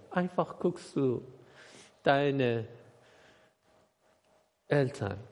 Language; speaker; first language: German; non-native, learner; Persian